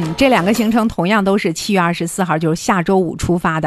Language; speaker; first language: Chinese; native; Chinese